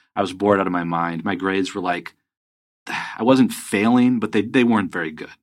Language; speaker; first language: English; native; English